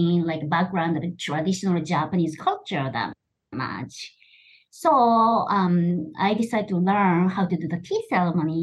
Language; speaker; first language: English; non-native, fluent; Japanese